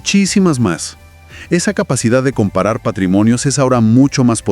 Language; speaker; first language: Spanish; native; Spanish